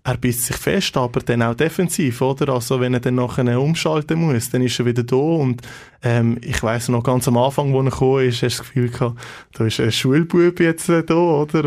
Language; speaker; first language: German; native; German